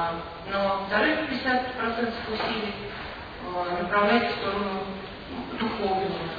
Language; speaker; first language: Russian; native; Russian